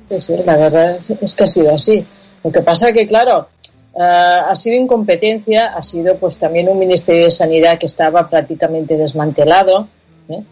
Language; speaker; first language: Spanish; non-native, local second language; Catalan